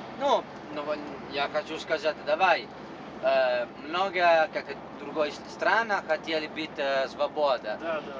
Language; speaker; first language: Russian; non-native, learner; Italian